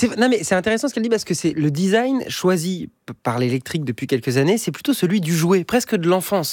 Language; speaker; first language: French; native; French